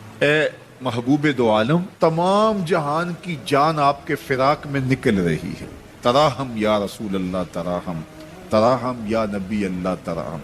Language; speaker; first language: Urdu; non-native, local second language; Punjabi